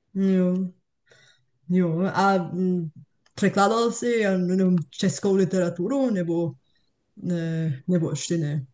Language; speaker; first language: Czech; non-native, fluent; Bulgarian